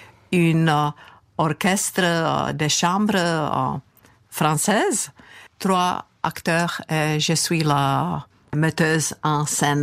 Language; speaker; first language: French; non-native, fluent; Czech